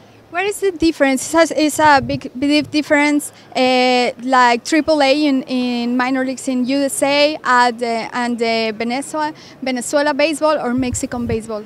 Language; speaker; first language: English; non-native, learner; Spanish